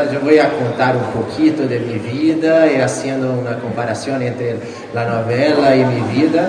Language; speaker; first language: Spanish; non-native, fluent; Portuguese